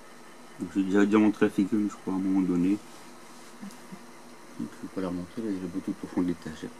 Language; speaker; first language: French; native; French